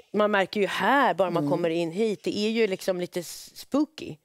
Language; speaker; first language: Swedish; native; Swedish